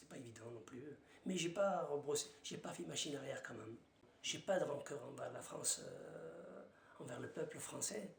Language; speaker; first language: French; non-native, local second language; Arabic